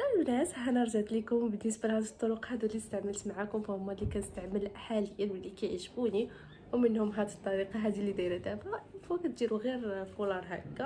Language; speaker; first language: Arabic; native; Arabic